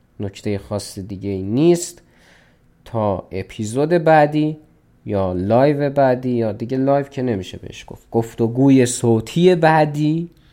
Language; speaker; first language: Persian; native; Persian